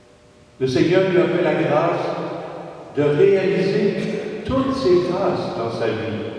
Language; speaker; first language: French; native; French